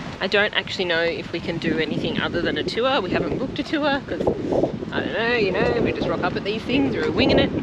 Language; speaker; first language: English; native; English